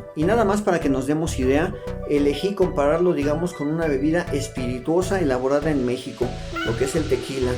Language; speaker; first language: Spanish; native; Spanish